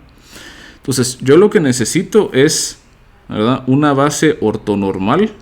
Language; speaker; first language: Spanish; native; Spanish